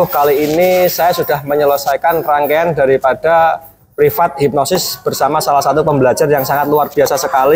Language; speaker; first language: Indonesian; native; Indonesian